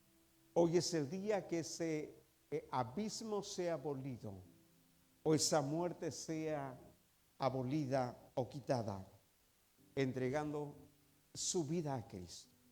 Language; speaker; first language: Spanish; native; Spanish